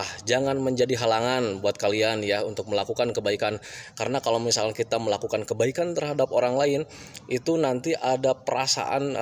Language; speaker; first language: Indonesian; native; Indonesian